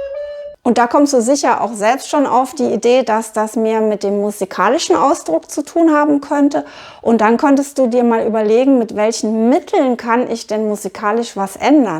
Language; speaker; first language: German; native; German